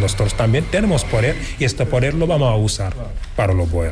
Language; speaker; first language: Spanish; non-native, fluent; Wolof